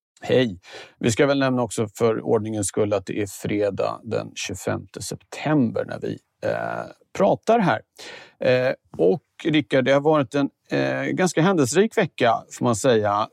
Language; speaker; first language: Swedish; native; Swedish